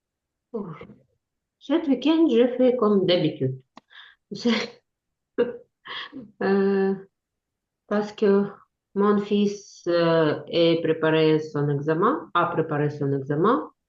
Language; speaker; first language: French; non-native, learner; Ukrainian